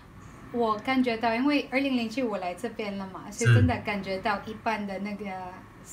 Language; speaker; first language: Chinese; non-native, learner; Filipino